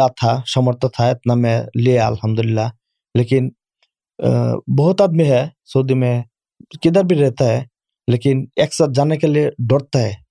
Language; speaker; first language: Urdu; non-native, learner; Bangla